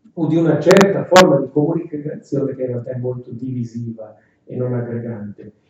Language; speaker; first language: Italian; native; Italian